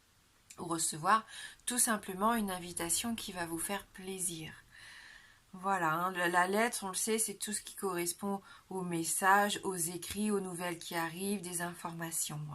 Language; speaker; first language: French; native; French